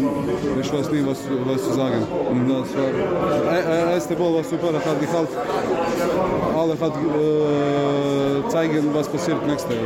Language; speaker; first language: German; non-native, learner; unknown